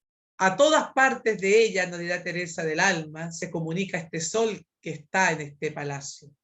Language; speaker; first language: Spanish; native; Spanish